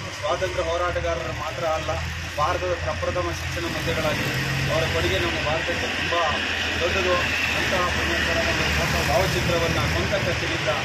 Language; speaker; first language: Kannada; native; Kannada